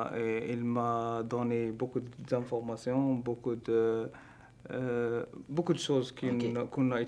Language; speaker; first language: French; non-native, learner; Arabic